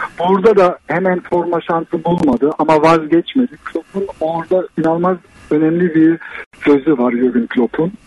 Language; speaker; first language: Turkish; early bilingual, heritage; Turkish